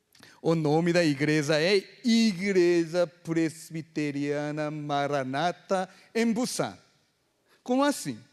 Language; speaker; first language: Portuguese; non-native, fluent; Korean